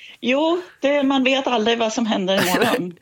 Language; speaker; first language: Swedish; native; Swedish